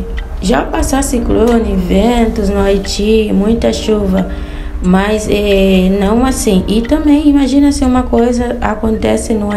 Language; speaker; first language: Portuguese; non-native, fluent; Haitian Creole